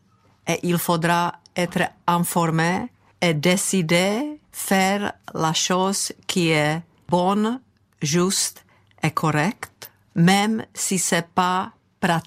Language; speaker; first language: French; non-native, fluent; Czech